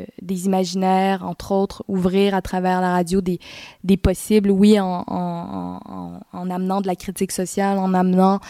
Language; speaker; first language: French; native; French